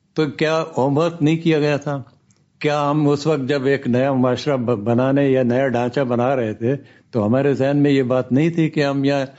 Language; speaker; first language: Urdu; non-native, local second language; Baluchi